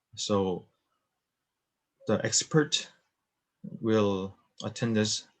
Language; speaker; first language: English; non-native, learner; Korean